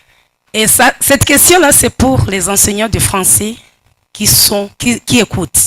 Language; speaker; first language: French; non-native, fluent; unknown